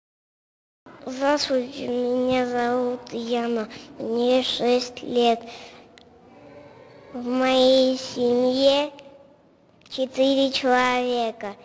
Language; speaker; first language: Russian; non-native, learner; Armenian